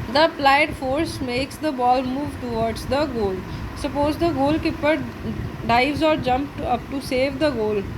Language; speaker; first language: English; non-native, local second language; Punjabi